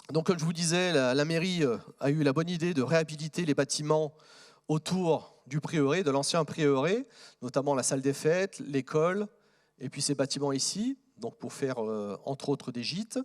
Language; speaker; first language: French; native; French